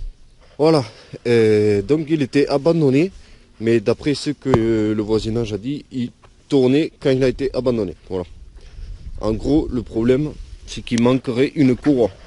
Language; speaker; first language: French; native; French